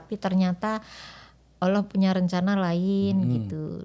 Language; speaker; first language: Indonesian; native; Indonesian